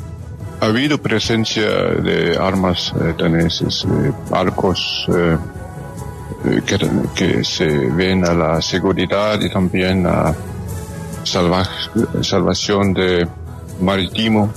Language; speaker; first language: Spanish; non-native, fluent; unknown